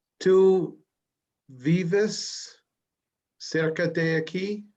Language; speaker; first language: Spanish; non-native, learner; English